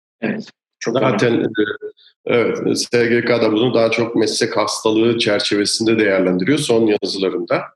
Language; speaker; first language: Turkish; native; Turkish